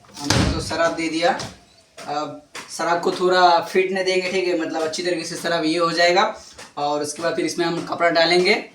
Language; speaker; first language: Hindi; non-native, local second language; Bangla